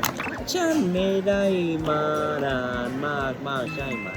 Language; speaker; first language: Thai; non-native, learner; Japanese